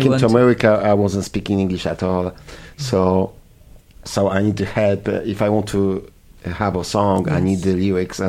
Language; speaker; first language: English; non-native, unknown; Polish